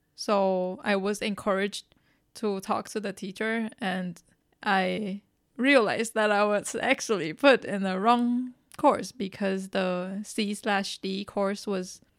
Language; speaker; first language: English; non-native, fluent; Chinese